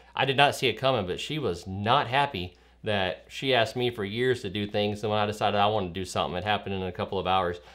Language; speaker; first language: English; native; English